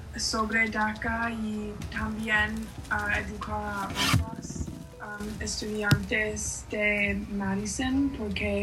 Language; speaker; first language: Spanish; non-native, learner; English